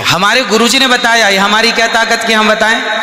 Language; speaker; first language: Hindi; native; Hindi